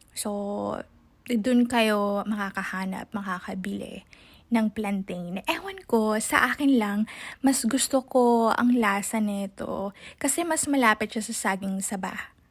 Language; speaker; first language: Filipino; non-native, local second language; Cebuano